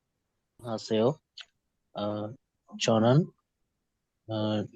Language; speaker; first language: Korean; non-native, learner; Sinhala